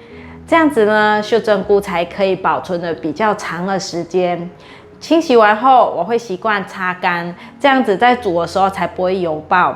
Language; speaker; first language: Chinese; native; Chinese